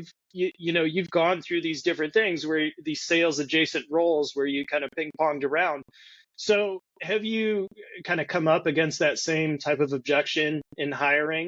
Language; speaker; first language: English; native; English